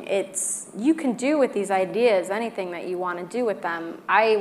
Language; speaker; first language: English; native; English